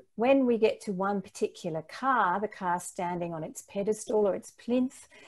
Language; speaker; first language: English; native; English